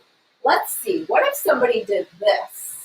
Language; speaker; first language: English; native; English